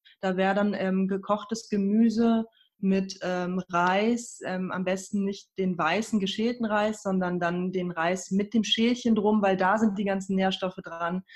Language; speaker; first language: German; early bilingual, other home language; Persian